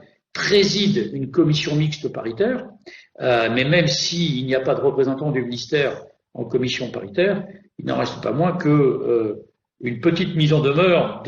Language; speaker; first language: French; native; French